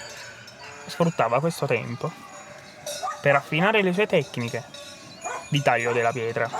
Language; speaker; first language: Italian; native; Italian